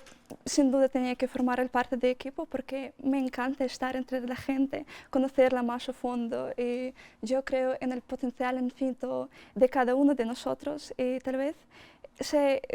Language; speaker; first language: Spanish; non-native, fluent; Russian